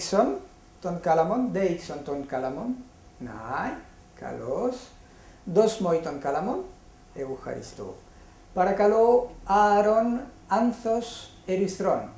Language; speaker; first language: Greek; non-native, fluent; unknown